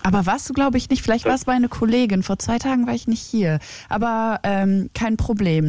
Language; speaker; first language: German; native; German